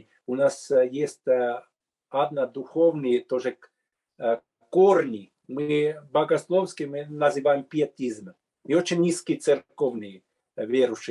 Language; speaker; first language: Russian; non-native, fluent; Finnish